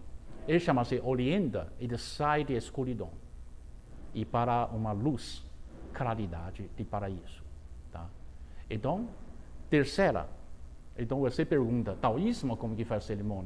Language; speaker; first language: Portuguese; non-native, fluent; Chinese